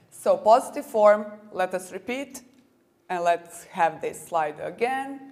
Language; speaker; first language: English; non-native, fluent; Serbian